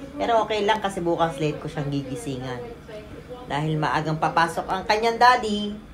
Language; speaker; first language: Filipino; native; Filipino